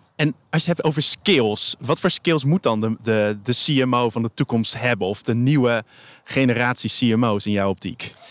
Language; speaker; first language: Dutch; native; Dutch